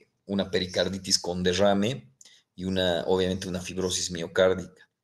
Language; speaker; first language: Spanish; native; Spanish